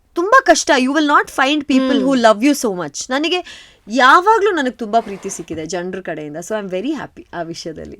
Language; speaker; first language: Kannada; non-native, local second language; Kodava